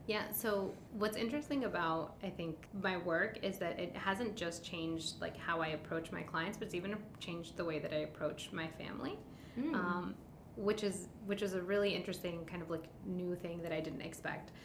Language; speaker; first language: English; early bilingual, other home language; Spanish